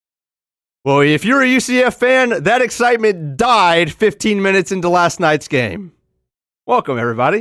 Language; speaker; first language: English; native; English